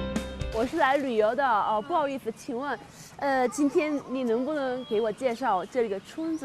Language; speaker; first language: Chinese; non-native, learner; Korean